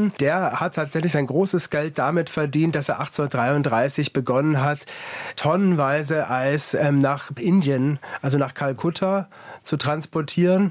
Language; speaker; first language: German; native; German